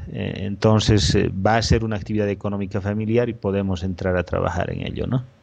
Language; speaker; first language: Spanish; native; Spanish